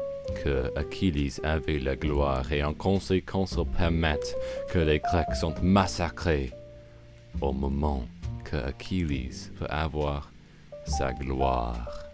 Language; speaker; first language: French; non-native, learner; English